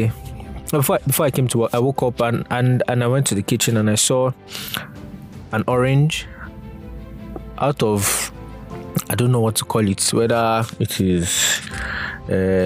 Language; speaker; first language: English; non-native, local second language; Yoruba